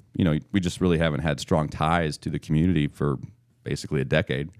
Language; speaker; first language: English; native; English